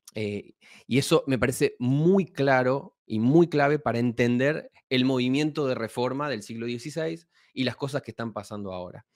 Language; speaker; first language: Spanish; native; Spanish